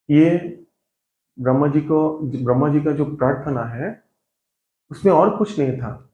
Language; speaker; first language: Hindi; non-native, local second language; Bangla